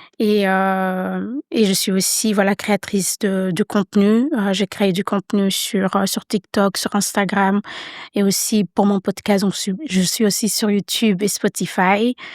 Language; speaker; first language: French; early bilingual, other home language; Lingala